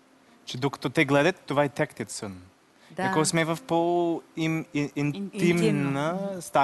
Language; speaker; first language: Bulgarian; non-native, learner; English